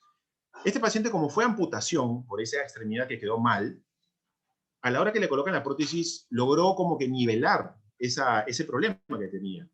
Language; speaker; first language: Spanish; native; Spanish